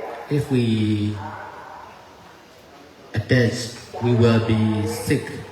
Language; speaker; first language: English; non-native, fluent; Burmese